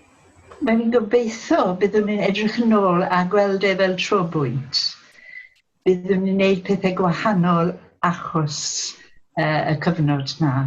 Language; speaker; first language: Welsh; non-native, local second language; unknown